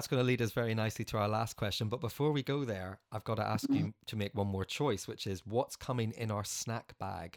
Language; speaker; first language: English; native; English